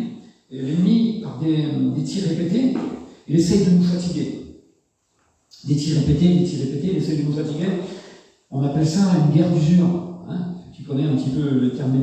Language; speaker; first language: French; native; French